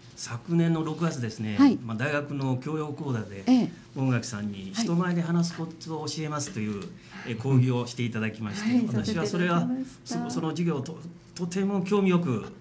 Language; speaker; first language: Japanese; native; Japanese